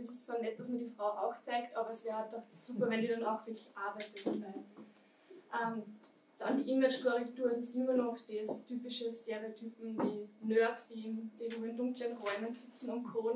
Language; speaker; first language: German; native; German